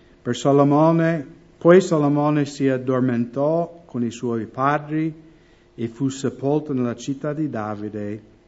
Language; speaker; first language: Italian; non-native, fluent; English